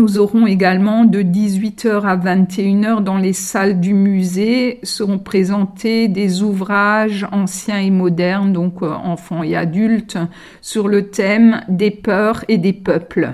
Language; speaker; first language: French; native; French